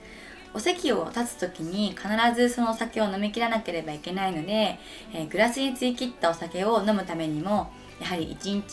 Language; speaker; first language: Japanese; native; Japanese